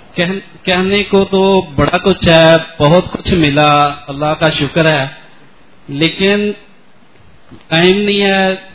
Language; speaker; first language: Urdu; non-native, local second language; Punjabi